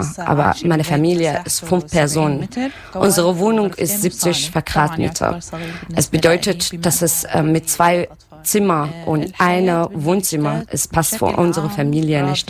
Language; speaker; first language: German; non-native, learner; Arabic